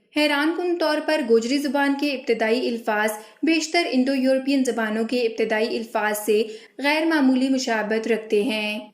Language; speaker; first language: Urdu; non-native, local second language; Gujari